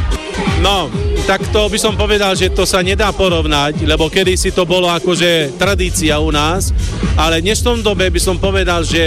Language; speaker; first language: Slovak; non-native, local second language; Romany